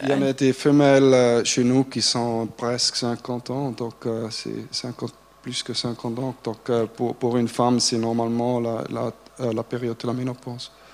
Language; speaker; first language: French; non-native, fluent; German